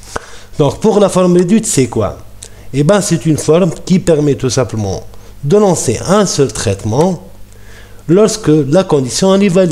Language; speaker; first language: French; non-native, local second language; Arabic